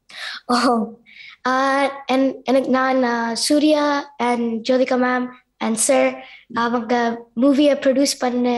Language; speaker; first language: Tamil; early bilingual, heritage; Tamil